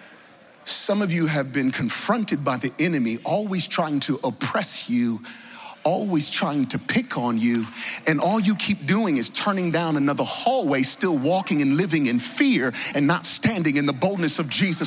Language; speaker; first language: English; native; English